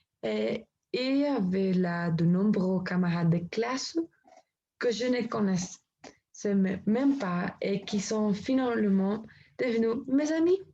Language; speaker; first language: French; non-native, learner; Spanish